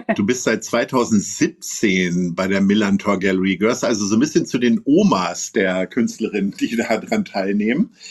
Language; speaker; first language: German; native; German